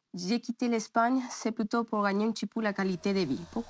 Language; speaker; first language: French; non-native, learner; Spanish